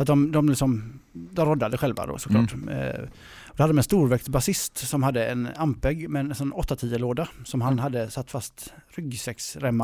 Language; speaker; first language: Swedish; native; Swedish